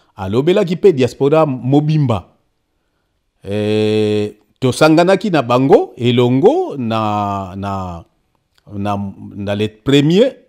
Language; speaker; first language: Lingala; non-native, local second language; Kongo